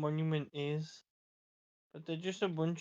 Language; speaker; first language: English; native; English